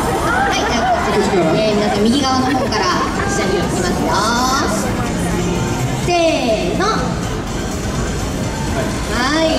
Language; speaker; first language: Japanese; native; Japanese